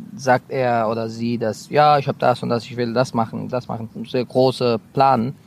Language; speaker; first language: German; non-native, fluent; Persian